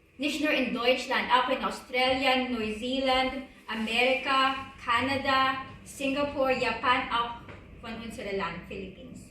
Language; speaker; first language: German; non-native, learner; Filipino